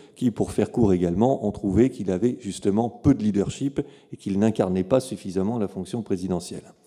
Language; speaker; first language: French; native; French